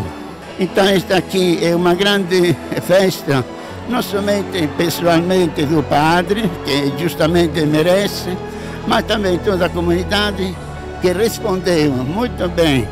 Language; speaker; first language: Portuguese; non-native, fluent; Italian